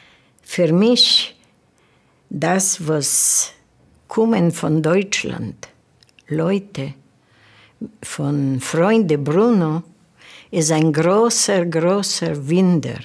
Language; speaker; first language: German; non-native, learner; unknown